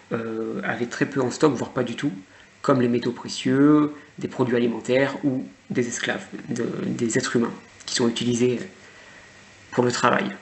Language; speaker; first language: French; native; French